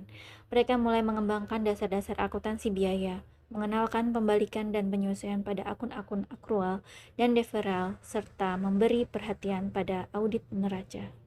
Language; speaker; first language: Indonesian; native; Indonesian